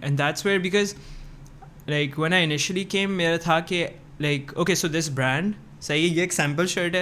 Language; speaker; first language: English; early bilingual, other home language; Urdu